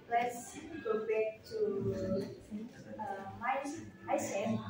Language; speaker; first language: English; non-native, learner; Indonesian